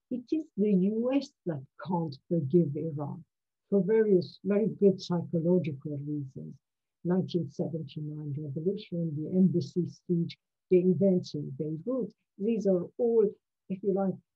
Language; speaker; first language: English; non-native, fluent; Persian